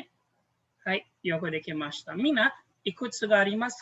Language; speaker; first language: Japanese; non-native, fluent; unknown